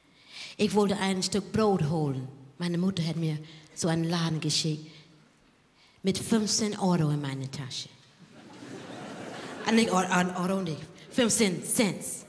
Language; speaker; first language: German; non-native, learner; English